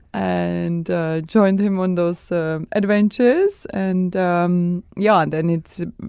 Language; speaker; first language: English; non-native, fluent; Czech